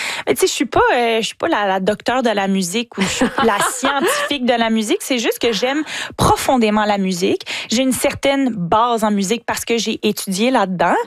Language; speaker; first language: French; native; French